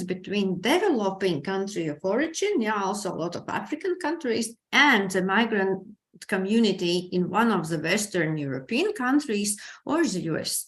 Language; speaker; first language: English; non-native, fluent; Latvian